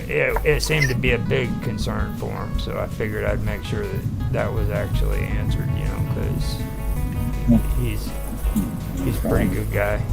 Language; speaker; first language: English; native; English